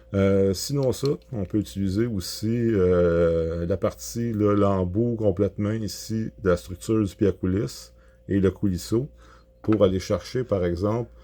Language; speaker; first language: French; native; French